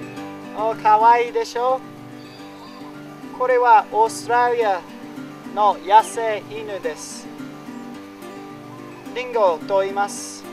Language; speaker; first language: Japanese; non-native, learner; English